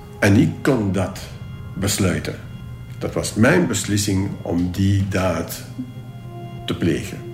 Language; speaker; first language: Dutch; non-native, local second language; French